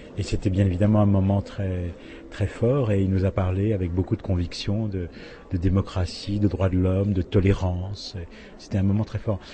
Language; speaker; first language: French; native; French